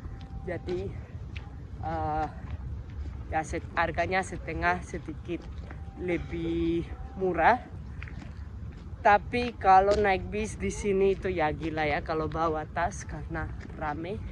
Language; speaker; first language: Indonesian; non-native, fluent; Spanish